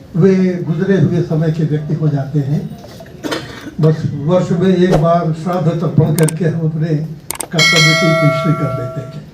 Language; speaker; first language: Hindi; native; Hindi